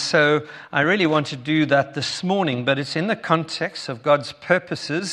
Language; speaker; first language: English; native; English